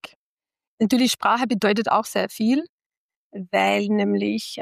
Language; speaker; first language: German; non-native, fluent; Arabic